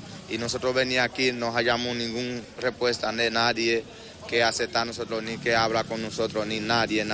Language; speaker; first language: Spanish; non-native, learner; Haitian Creole